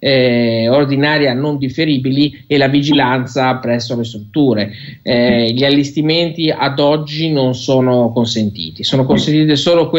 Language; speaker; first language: Italian; native; Italian